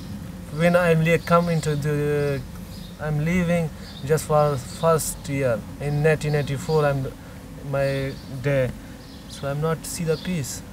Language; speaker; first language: English; non-native, learner; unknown